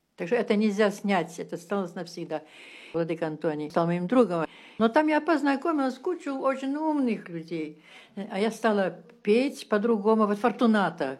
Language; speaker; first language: Russian; early bilingual, heritage; Russian